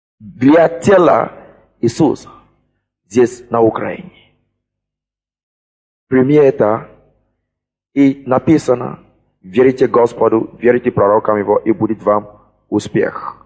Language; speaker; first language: Russian; non-native, fluent; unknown